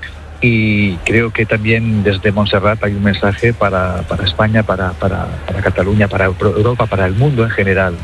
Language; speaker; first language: Spanish; native; Spanish